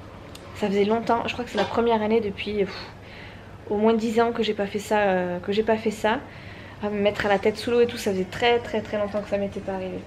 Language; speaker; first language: French; native; French